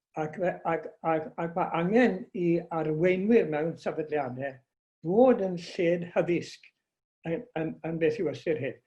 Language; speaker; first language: Welsh; native; Welsh